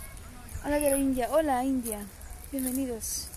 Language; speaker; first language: Spanish; non-native, fluent; Bulgarian